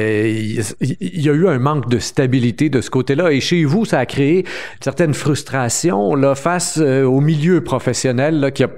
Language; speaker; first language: French; native; French